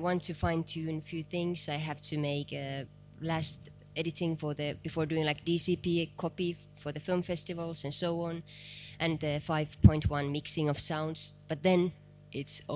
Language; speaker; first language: English; non-native, fluent; Finnish